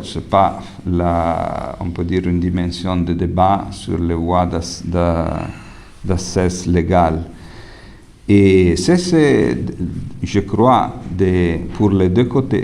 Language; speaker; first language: French; non-native, fluent; Italian